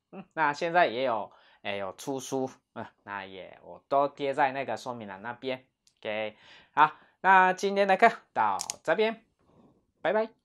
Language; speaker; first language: Chinese; non-native, fluent; Japanese